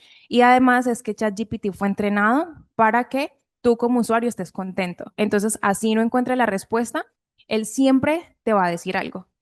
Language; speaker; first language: Spanish; native; Spanish